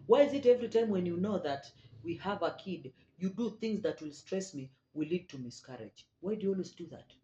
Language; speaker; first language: English; non-native, local second language; Swahili